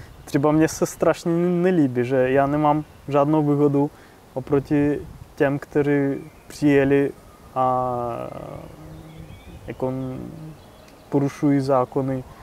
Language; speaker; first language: Czech; non-native, fluent; Russian